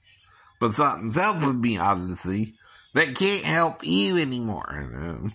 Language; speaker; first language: English; native; English